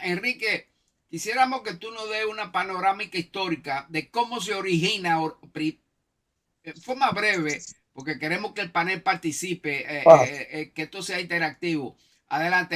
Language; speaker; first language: Spanish; native; Spanish